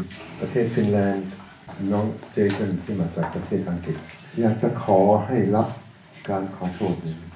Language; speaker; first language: Thai; non-native, fluent; German